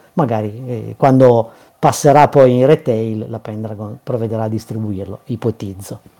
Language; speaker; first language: Italian; native; Italian